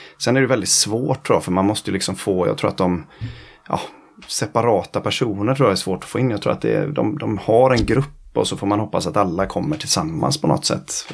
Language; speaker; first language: Swedish; native; Swedish